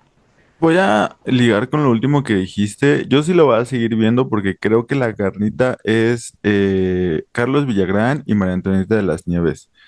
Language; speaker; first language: Spanish; native; Spanish